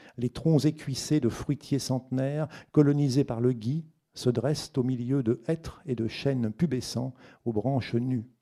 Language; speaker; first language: French; native; French